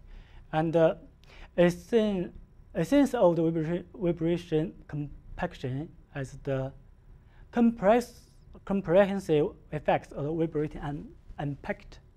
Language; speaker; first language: English; non-native, learner; Chinese